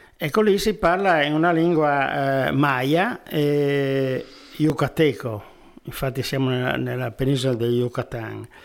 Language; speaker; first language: Italian; native; Italian